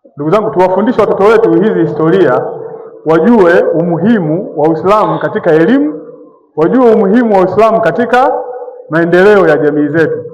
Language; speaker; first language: Swahili; non-native, local second language; Sukuma